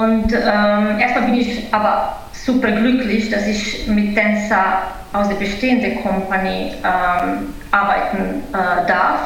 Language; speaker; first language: German; non-native, fluent; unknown